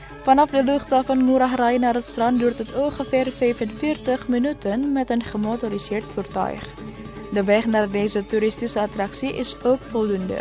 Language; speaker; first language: Dutch; non-native, learner; Indonesian